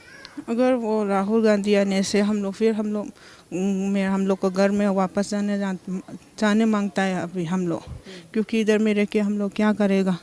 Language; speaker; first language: Hindi; non-native, local second language; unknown